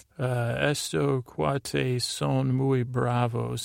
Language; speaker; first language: Spanish; non-native, learner; English